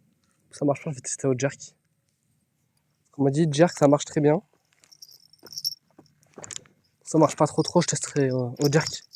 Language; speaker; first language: French; native; French